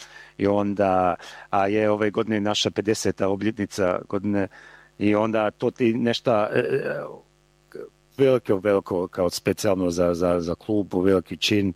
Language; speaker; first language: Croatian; early bilingual, heritage; Croatian